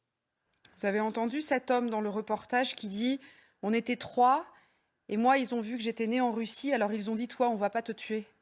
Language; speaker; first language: French; native; French